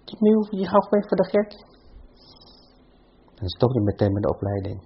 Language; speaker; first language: Dutch; non-native, fluent; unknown